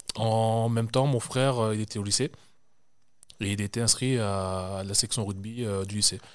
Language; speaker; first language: French; native; French